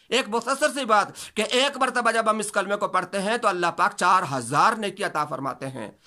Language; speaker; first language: Urdu; native; Urdu